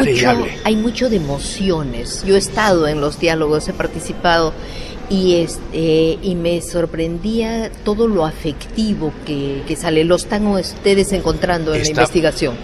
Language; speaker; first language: Spanish; native; Spanish